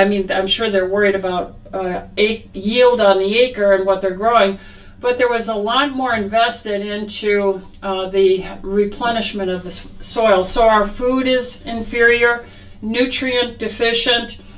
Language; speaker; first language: English; native; English